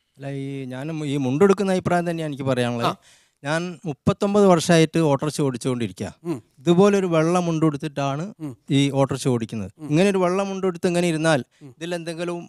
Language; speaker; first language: Malayalam; native; Malayalam